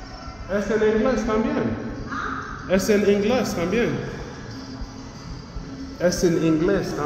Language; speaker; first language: Spanish; non-native, learner; English